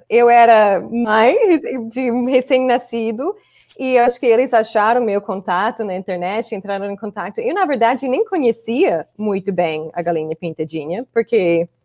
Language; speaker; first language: Portuguese; non-native, fluent; English